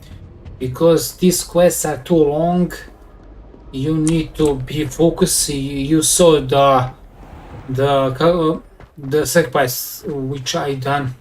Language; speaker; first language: English; non-native, fluent; Serbian